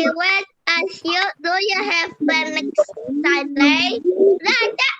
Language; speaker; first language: English; non-native, learner; Indonesian